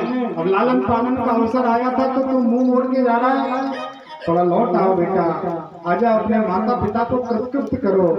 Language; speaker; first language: Hindi; native; Hindi